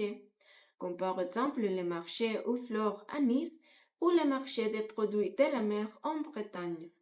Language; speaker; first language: French; non-native, learner; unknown